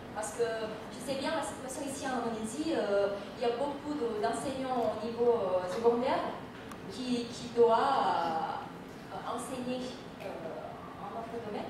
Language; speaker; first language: French; non-native, fluent; Indonesian